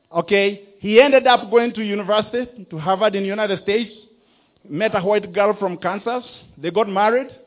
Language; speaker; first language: English; non-native, local second language; Kikuyu